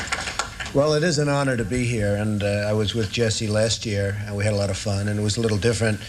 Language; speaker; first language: English; native; English